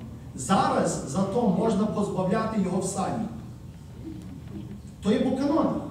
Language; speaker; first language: Ukrainian; early bilingual, heritage; Ukrainian